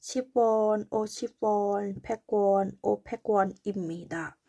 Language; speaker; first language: Korean; non-native, learner; Thai